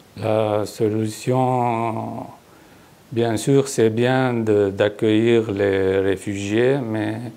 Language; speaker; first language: French; non-native, fluent; Arabic